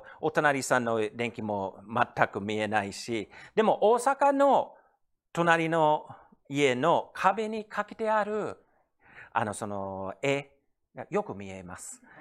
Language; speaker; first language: Japanese; non-native, fluent; English